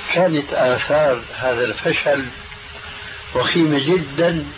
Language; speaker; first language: Arabic; early bilingual, other home language; Albanian